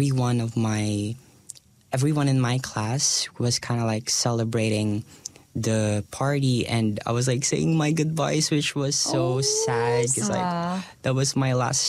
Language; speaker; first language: English; non-native, local second language; Filipino